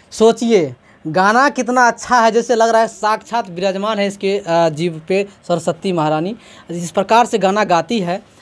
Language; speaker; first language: Hindi; native; Hindi